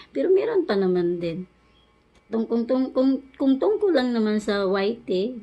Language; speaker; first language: Filipino; native; Filipino